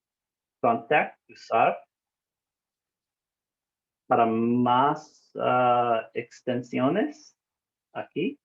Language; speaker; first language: Spanish; non-native, learner; English